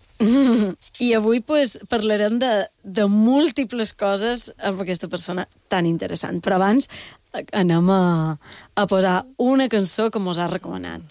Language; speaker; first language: Catalan; native; Catalan